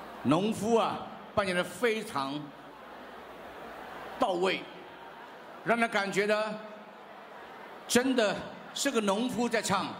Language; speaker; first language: Chinese; early bilingual, heritage; Chinese